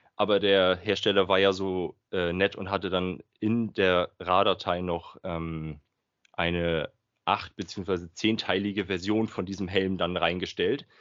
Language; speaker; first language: German; native; German